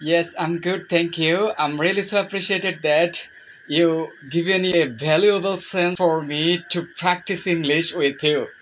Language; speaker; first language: English; non-native, learner; Bangla